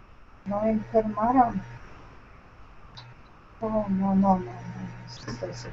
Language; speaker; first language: Spanish; non-native, learner; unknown